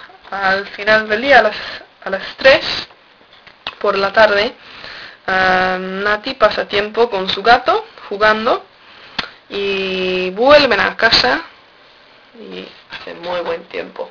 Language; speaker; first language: Spanish; non-native, learner; English